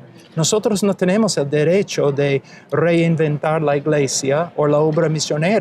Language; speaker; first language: Spanish; non-native, fluent; English